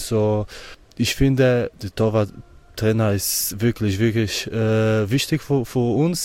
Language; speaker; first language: German; non-native, learner; Polish